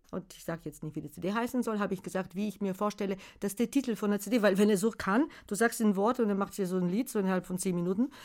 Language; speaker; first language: German; non-native, fluent; Bulgarian